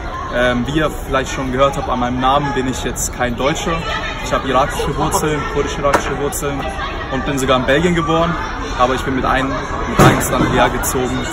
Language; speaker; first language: German; early bilingual, other home language; Kurdish